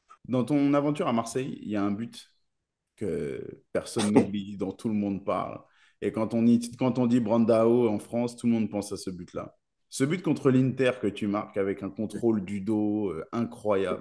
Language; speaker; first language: French; native; French